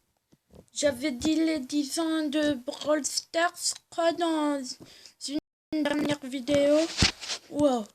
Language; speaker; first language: French; native; French